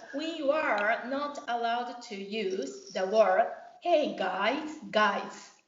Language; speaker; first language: English; non-native, fluent; Japanese